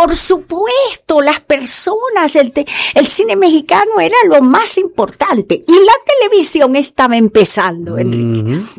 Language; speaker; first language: Spanish; native; Spanish